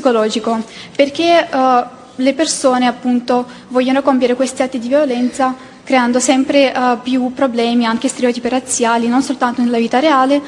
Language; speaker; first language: Italian; non-native, fluent; Ukrainian